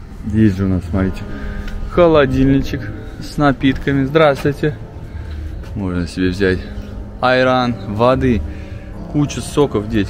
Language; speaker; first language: Russian; native; Russian